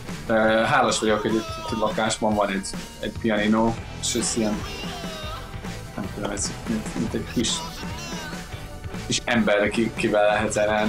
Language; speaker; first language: Hungarian; non-native, fluent; English